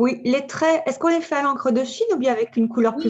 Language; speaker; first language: French; native; French